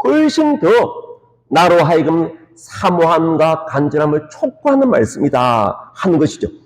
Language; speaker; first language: Korean; native; Korean